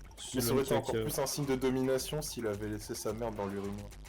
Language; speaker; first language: French; native; French